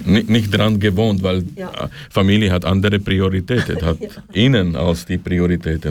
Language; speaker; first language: German; non-native, learner; Slovak